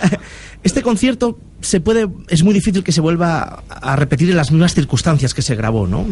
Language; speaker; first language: Spanish; native; Spanish